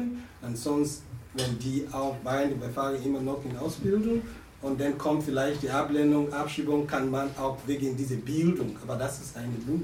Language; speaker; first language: German; non-native, learner; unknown